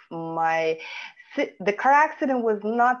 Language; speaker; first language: English; non-native, fluent; Lithuanian